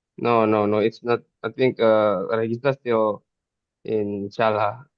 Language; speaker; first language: English; non-native, fluent; Indonesian